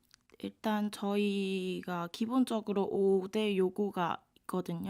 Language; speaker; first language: Korean; non-native, fluent; Cantonese